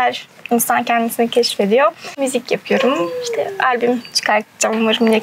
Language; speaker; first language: Turkish; early bilingual, heritage; Turkish